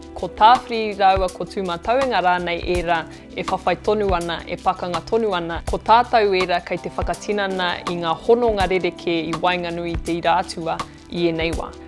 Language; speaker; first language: Māori; native; Māori